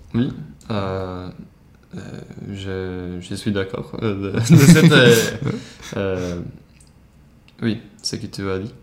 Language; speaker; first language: French; non-native, learner; Swedish